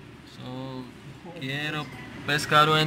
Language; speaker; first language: Spanish; non-native, learner; Czech